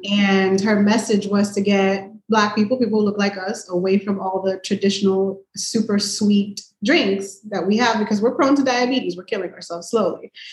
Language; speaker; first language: English; native; English